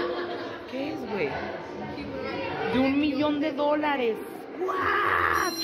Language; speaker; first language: Spanish; native; Spanish